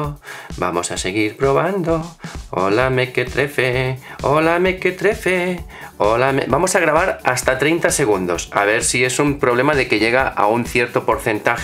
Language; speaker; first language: Spanish; native; Spanish